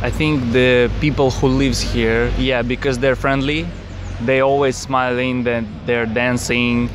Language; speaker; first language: English; non-native, learner; Russian